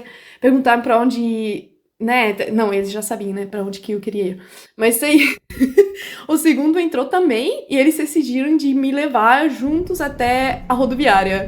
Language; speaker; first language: Portuguese; non-native, fluent; German